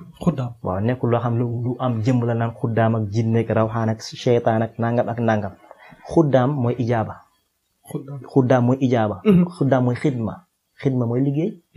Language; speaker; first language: Wolof; non-native, local second language; Fula